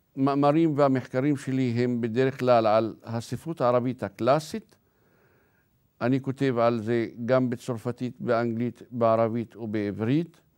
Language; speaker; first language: Hebrew; non-native, local second language; Arabic